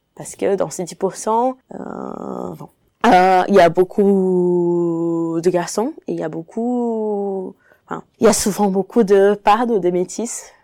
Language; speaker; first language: French; non-native, fluent; Portuguese